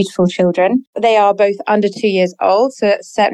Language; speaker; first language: English; native; English